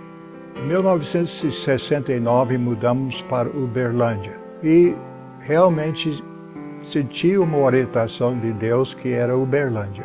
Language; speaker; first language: Portuguese; non-native, fluent; English